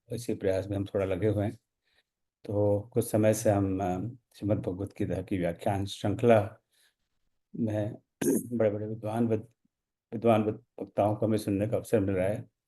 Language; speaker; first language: Hindi; native; Hindi